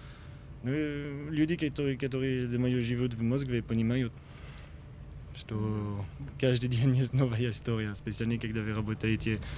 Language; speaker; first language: Russian; non-native, learner; French